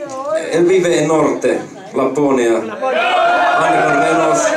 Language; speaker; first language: Spanish; non-native, fluent; Finnish